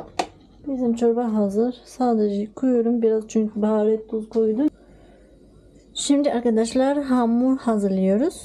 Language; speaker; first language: Turkish; non-native, learner; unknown